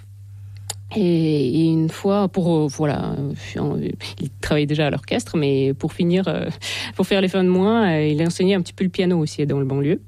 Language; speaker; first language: French; non-native, fluent; Russian